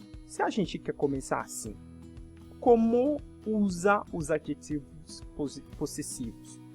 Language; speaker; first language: Portuguese; non-native, fluent; French